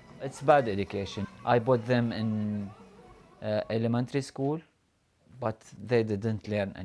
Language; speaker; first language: English; non-native, learner; Arabic